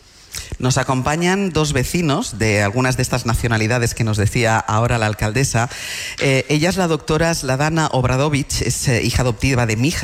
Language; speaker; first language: Spanish; native; Spanish